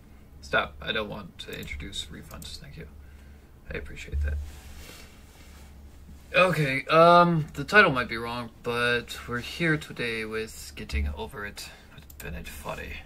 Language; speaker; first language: English; native; English